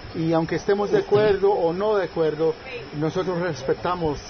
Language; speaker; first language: Spanish; native; Spanish